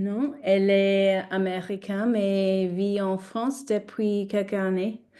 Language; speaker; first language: French; non-native, learner; English